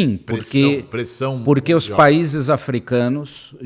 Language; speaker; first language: Portuguese; native; Portuguese